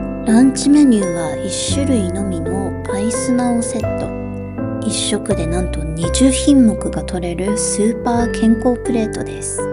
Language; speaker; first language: Japanese; native; Japanese